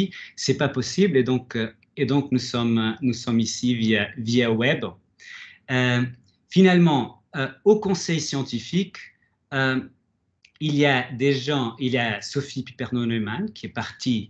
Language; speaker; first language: French; non-native, fluent; Portuguese